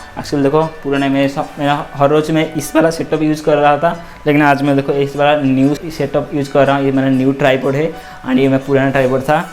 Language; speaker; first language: Hindi; non-native, local second language; Odia